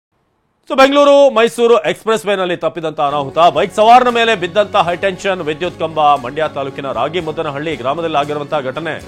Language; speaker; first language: Kannada; native; Kannada